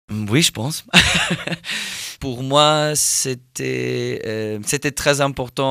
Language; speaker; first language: French; non-native, learner; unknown